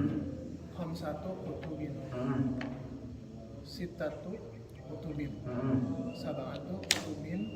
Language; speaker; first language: Arabic; non-native, learner; Indonesian